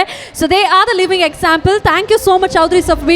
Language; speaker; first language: Tamil; native; Tamil